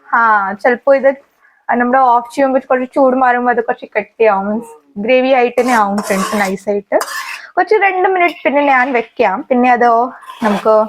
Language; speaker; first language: Malayalam; non-native, learner; Hindi